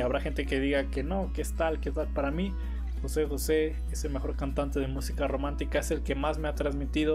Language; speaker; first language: Spanish; native; Spanish